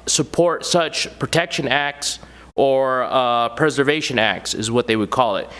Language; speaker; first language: English; native; English